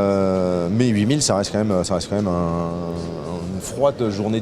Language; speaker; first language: French; native; French